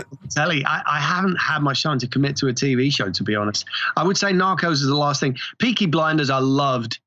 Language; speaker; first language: English; native; English